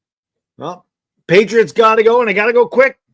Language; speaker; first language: English; native; English